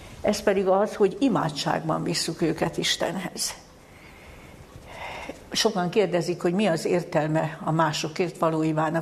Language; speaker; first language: Hungarian; native; Hungarian